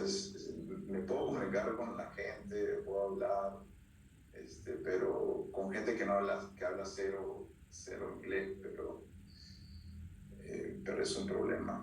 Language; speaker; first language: Spanish; early bilingual, heritage; Spanish